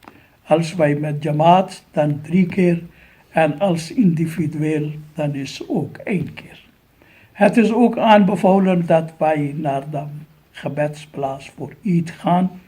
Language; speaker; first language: Dutch; non-native, fluent; Urdu